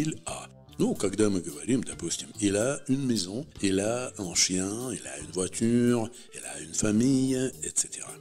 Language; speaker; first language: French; non-native, fluent; Russian